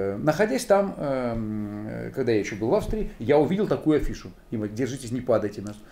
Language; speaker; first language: Russian; native; Russian